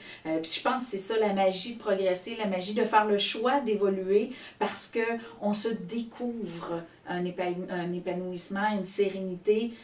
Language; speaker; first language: French; native; French